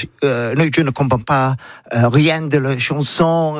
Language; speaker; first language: French; non-native, learner; English